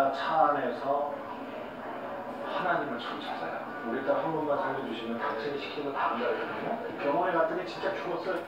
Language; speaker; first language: Korean; native; Korean